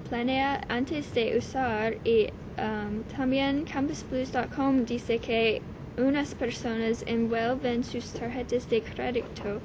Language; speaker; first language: Spanish; non-native, learner; English